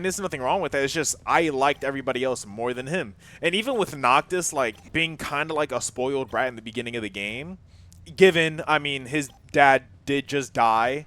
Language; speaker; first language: English; native; English